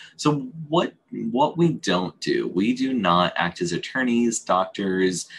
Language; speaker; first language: English; native; English